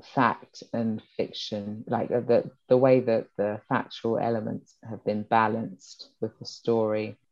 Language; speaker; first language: English; early bilingual, other home language; Yoruba